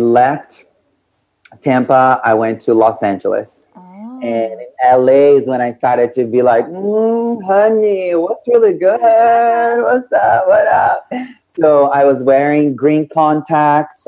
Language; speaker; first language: English; non-native, fluent; Portuguese